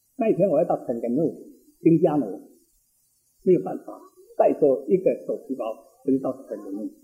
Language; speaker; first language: Chinese; native; Chinese